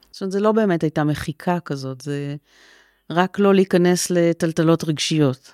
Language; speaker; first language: Hebrew; native; Hebrew